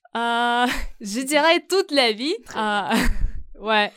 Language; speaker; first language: French; non-native, fluent; Ukrainian